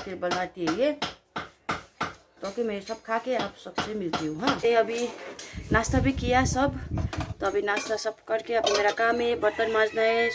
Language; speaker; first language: Hindi; non-native, local second language; Nepali